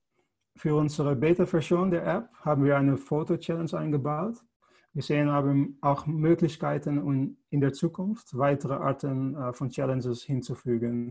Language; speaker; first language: German; non-native, fluent; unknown